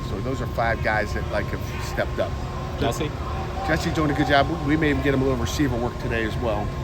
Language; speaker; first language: English; native; English